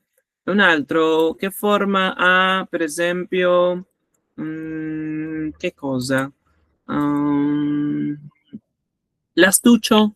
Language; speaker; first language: Italian; non-native, learner; Spanish